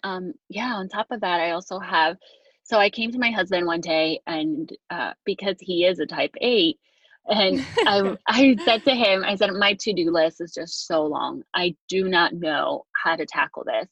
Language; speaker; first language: English; early bilingual, other home language; Spanish